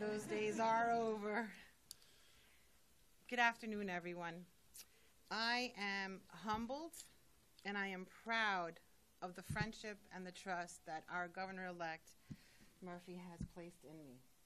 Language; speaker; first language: English; early bilingual, other home language; Spanish